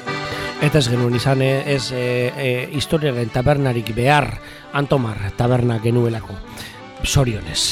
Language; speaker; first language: Basque; native; Basque